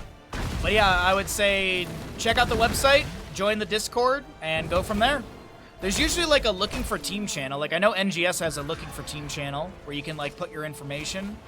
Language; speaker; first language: English; native; English